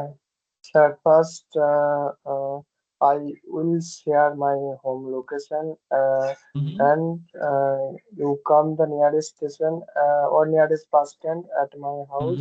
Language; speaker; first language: English; non-native, learner; Bangla